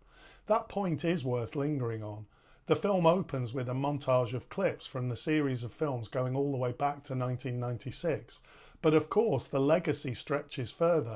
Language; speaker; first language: English; native; English